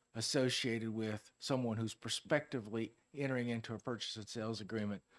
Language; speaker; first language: English; native; English